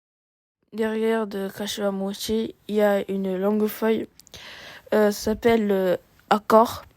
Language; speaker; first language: French; non-native, learner; Japanese